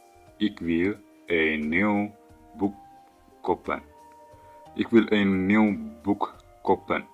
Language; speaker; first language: Dutch; non-native, fluent; Tigrinya